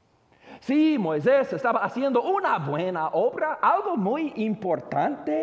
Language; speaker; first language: Spanish; non-native, fluent; English